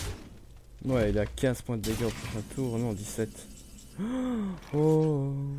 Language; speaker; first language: French; native; French